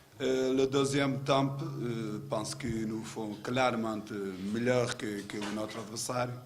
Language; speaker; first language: French; non-native, learner; Portuguese